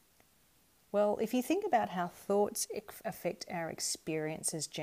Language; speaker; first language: English; native; English